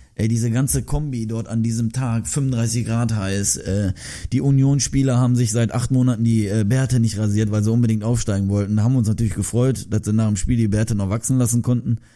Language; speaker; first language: German; early bilingual, other home language; Turkish